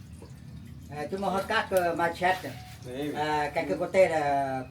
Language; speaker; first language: French; non-native, learner; Thai